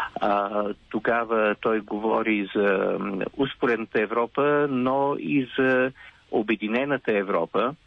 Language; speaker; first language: Bulgarian; native; Bulgarian